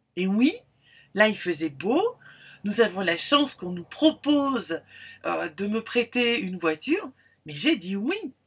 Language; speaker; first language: French; native; French